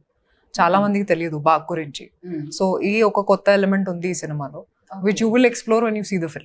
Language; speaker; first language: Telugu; non-native, fluent; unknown